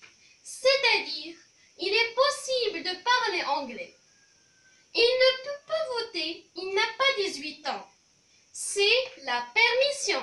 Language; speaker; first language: French; non-native, local second language; Arabic